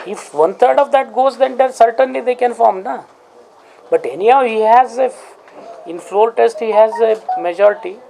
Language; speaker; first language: English; non-native, local second language; Kannada